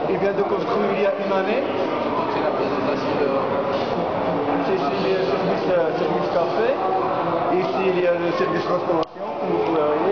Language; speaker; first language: French; non-native, local second language; Arabic